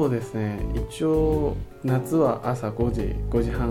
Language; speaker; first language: Japanese; non-native, fluent; Chinese